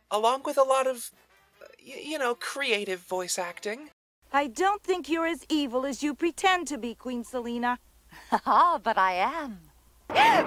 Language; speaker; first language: English; native; English